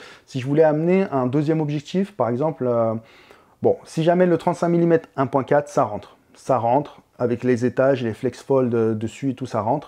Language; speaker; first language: French; native; French